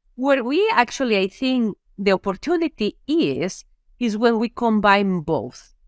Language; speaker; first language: English; non-native, fluent; Spanish